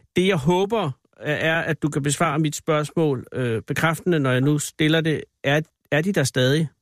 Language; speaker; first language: Danish; native; Danish